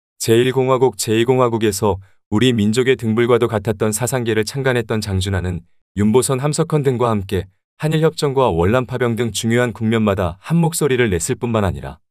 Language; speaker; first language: Korean; native; Korean